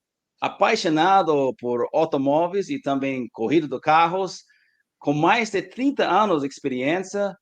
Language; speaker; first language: Portuguese; non-native, learner; English